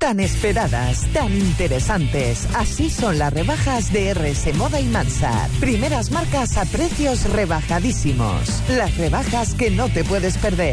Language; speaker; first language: Spanish; native; Spanish